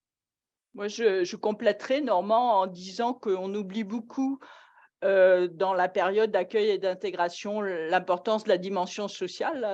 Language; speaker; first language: French; native; French